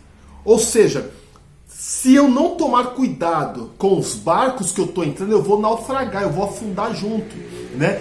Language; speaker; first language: Portuguese; native; Portuguese